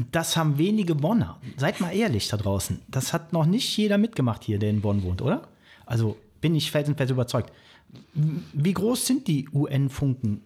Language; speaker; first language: German; native; German